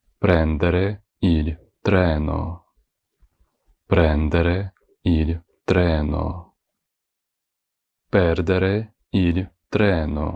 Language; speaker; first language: Italian; non-native, fluent; Ukrainian